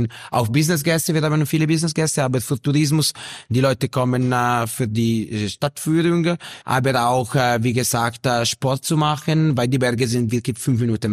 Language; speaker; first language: German; non-native, local second language; Italian